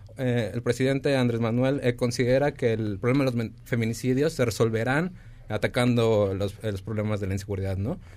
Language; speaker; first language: Spanish; native; Spanish